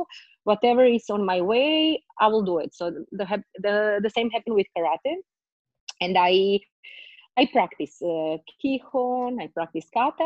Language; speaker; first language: English; non-native, learner; Croatian